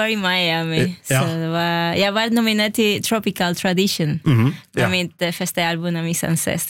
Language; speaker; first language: Norwegian; non-native, fluent; Spanish